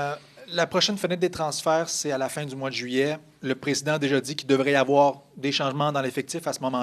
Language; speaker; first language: French; native; French